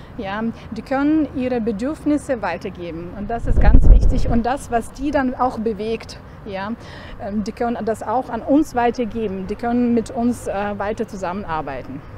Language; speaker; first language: German; non-native, fluent; Ukrainian